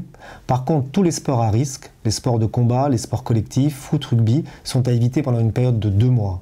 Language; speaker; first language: French; native; French